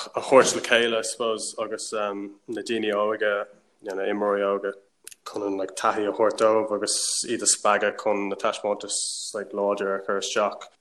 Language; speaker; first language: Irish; non-native, local second language; English